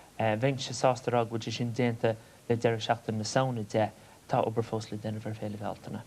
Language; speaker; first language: Irish; native; Irish